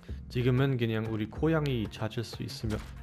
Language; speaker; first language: Korean; non-native, fluent; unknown